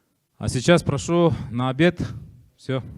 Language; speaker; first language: Russian; native; Russian